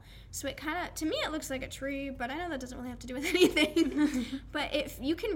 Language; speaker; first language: English; native; English